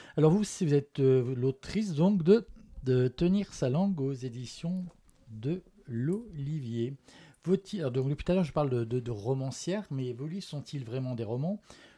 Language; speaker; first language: French; native; French